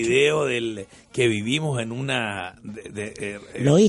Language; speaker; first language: Spanish; native; Spanish